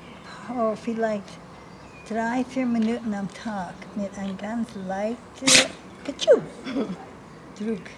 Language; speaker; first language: German; non-native, learner; English